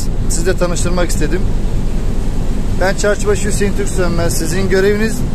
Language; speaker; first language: Turkish; native; Turkish